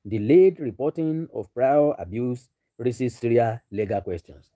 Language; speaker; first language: English; non-native, local second language; Yoruba